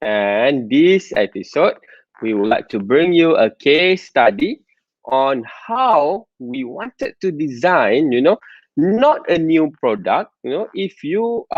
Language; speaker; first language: English; non-native, local second language; Malay